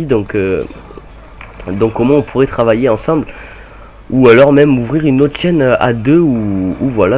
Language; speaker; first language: French; native; French